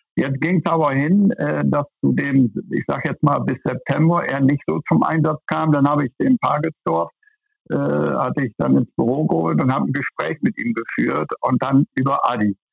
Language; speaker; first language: German; native; German